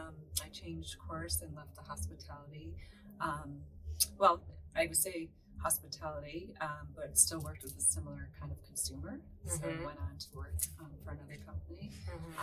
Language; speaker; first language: English; native; English